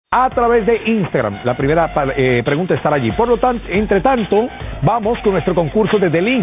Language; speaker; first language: Spanish; native; Spanish